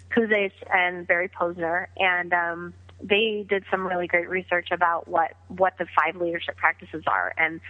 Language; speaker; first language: English; native; English